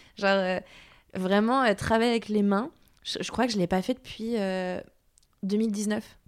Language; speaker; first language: French; native; French